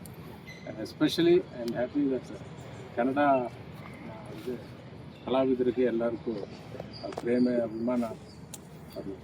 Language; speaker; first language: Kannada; non-native, learner; Telugu